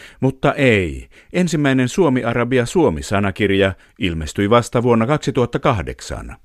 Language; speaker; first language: Finnish; native; Finnish